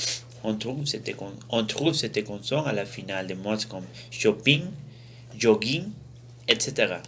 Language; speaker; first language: French; non-native, learner; Spanish